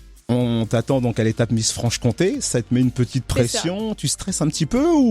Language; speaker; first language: French; native; French